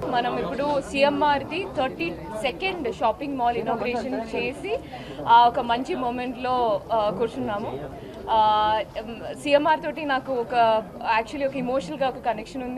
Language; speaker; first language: Telugu; non-native, fluent; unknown